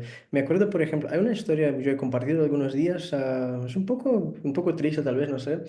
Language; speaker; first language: Spanish; non-native, fluent; Portuguese